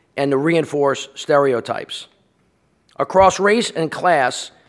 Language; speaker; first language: English; native; English